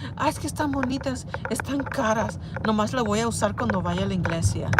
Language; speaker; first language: Spanish; early bilingual, heritage; Spanish